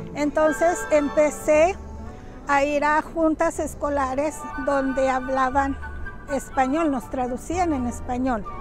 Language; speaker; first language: Spanish; native; Spanish